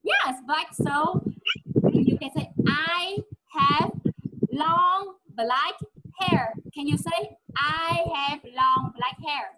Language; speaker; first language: English; non-native, fluent; Vietnamese